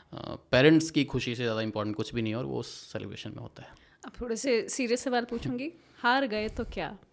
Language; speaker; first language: Hindi; native; Hindi